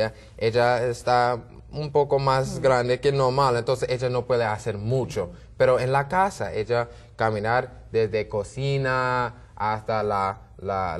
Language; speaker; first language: Spanish; non-native, learner; English